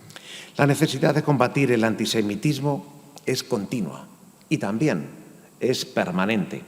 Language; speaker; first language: Spanish; native; Spanish